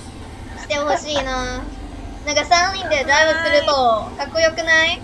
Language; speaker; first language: Japanese; non-native, learner; Thai